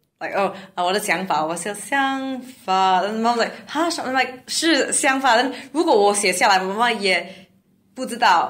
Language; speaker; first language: Chinese; non-native, learner; English